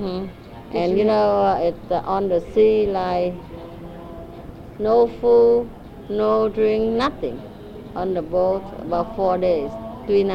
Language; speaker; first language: English; non-native, learner; Vietnamese